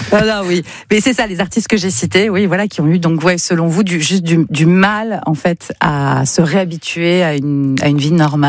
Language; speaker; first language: French; native; French